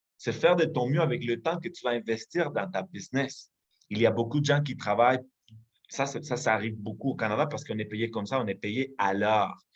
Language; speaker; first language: French; non-native, fluent; Spanish